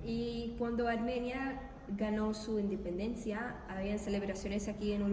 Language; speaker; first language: Spanish; non-native, learner; English